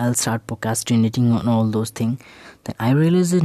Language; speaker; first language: English; non-native, local second language; Hindi